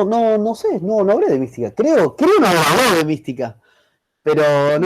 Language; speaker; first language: Spanish; native; Spanish